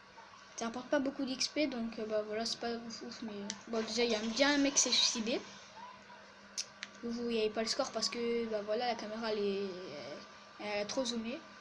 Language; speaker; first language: French; native; French